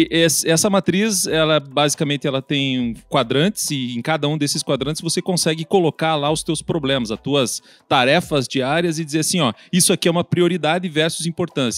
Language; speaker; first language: Portuguese; native; Portuguese